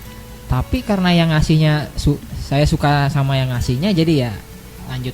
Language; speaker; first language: Indonesian; native; Indonesian